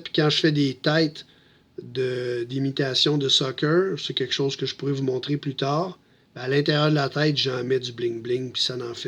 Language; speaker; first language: French; native; French